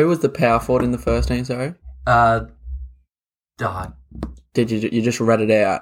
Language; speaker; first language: English; native; English